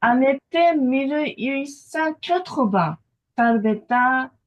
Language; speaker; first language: French; non-native, fluent; Japanese